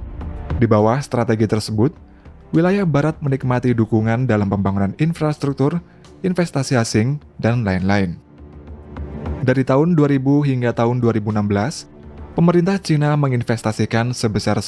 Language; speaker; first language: Indonesian; native; Indonesian